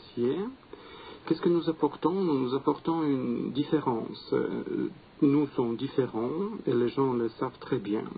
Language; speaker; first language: French; non-native, fluent; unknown